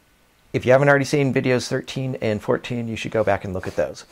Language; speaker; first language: English; native; English